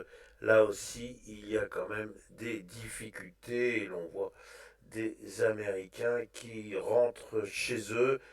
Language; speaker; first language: French; native; French